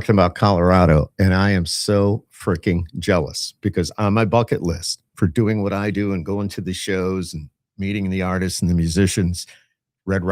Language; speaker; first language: English; native; English